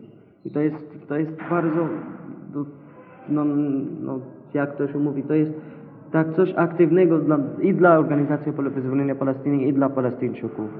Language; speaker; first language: Polish; non-native, learner; Arabic